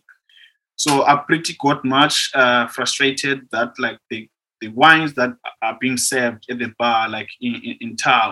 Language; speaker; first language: English; non-native, local second language; Xhosa